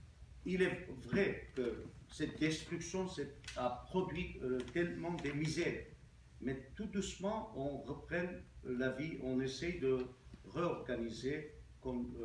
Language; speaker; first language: French; non-native, fluent; Armenian